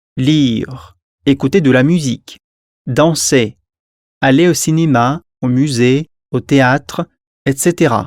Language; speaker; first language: French; non-native, fluent; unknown